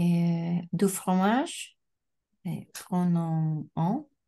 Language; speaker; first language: French; non-native, learner; Spanish